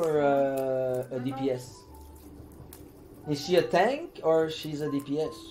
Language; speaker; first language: English; non-native, fluent; French